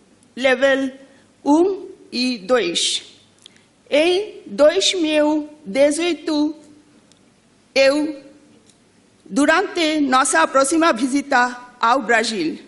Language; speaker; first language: Portuguese; non-native, learner; Bangla